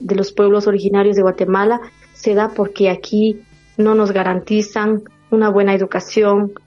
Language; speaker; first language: Spanish; non-native, local second language; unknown